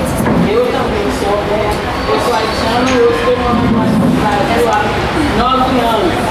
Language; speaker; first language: Portuguese; non-native, learner; Haitian Creole